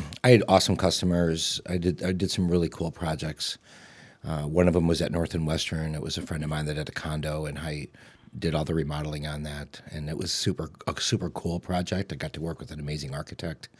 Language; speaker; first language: English; native; English